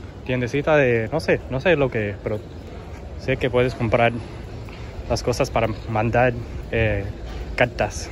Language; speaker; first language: Spanish; early bilingual, heritage; English